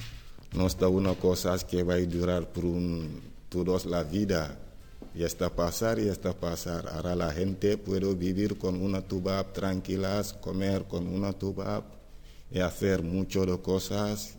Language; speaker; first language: Spanish; non-native, learner; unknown